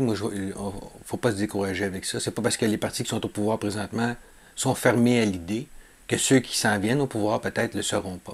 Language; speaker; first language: French; native; French